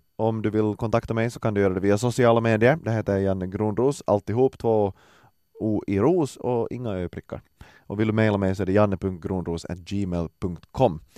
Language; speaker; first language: Swedish; native; Swedish